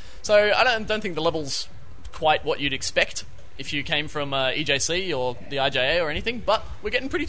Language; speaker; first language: English; native; English